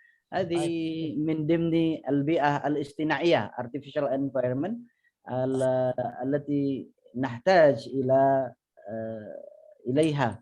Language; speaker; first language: Arabic; non-native, fluent; Indonesian